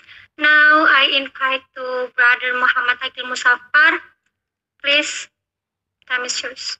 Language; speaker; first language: English; non-native, learner; Indonesian